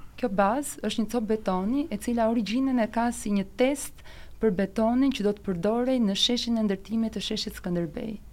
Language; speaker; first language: Albanian; native; Albanian